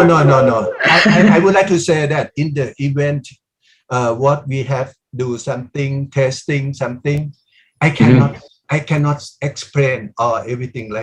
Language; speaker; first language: English; non-native, learner; Thai